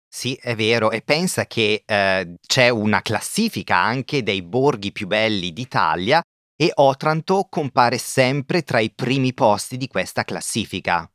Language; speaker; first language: Italian; native; Italian